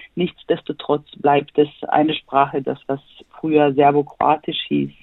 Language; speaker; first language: German; non-native, fluent; Bosnian